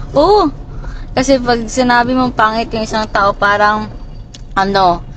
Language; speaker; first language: Filipino; non-native, local second language; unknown